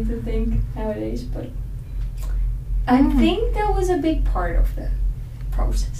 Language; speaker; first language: English; non-native, fluent; Finnish